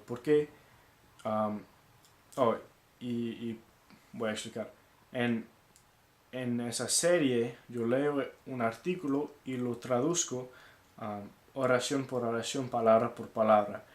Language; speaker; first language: Spanish; non-native, fluent; English